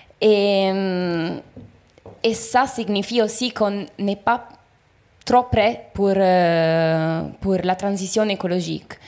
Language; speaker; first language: French; non-native, fluent; Italian